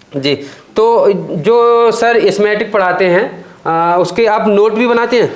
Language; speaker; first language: Hindi; native; Hindi